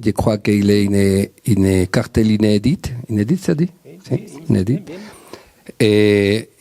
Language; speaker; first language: French; non-native, learner; Spanish